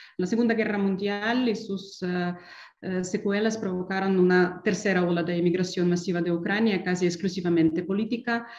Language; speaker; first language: Spanish; non-native, fluent; Ukrainian